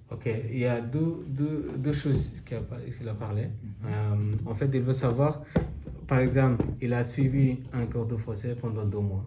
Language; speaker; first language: French; non-native, learner; Bangla